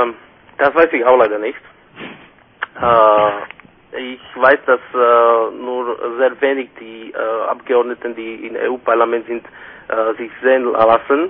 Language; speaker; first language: German; non-native, fluent; Slovak